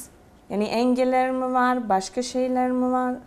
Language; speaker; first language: Turkish; non-native, fluent; Serbian